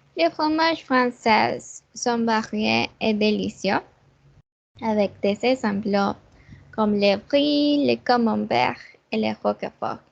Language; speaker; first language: French; non-native, learner; Spanish